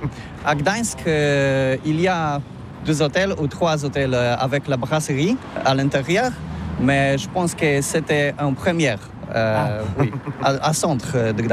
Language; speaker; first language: French; non-native, learner; Polish